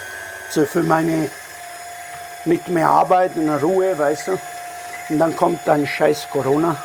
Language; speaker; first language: German; non-native, fluent; Italian